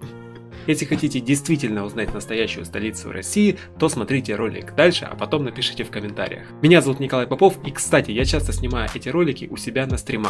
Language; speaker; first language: Russian; native; Russian